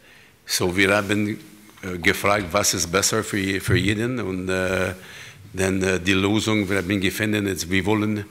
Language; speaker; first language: German; non-native, learner; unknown